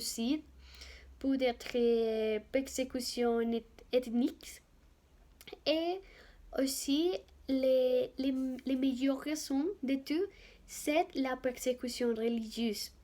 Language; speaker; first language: French; non-native, learner; Spanish